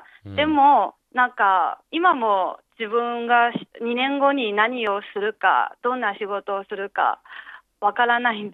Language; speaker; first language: Japanese; non-native, fluent; Chinese